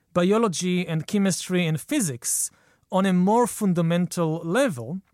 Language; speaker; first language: English; non-native, fluent; Hebrew